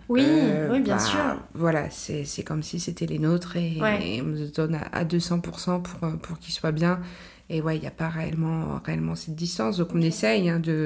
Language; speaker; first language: French; native; French